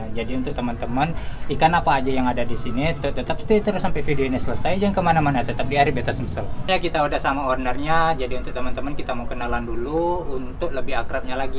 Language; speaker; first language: Indonesian; native; Indonesian